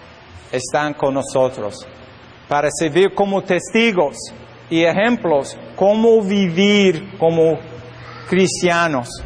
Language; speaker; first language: Spanish; non-native, learner; English